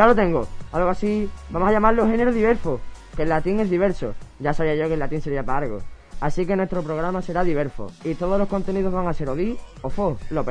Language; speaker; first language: Spanish; native; Spanish